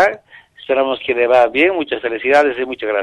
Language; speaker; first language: Spanish; native; Spanish